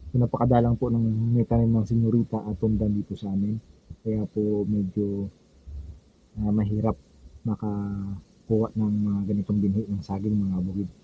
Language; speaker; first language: Filipino; native; Filipino